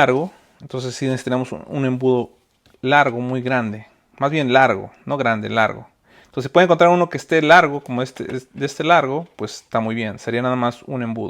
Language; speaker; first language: Spanish; native; Spanish